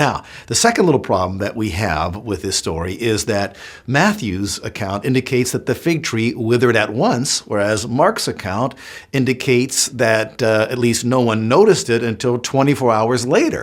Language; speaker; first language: English; native; English